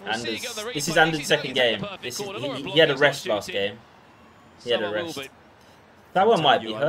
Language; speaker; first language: English; native; English